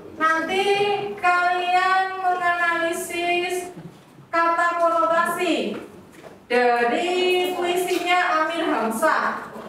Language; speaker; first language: Indonesian; native; Indonesian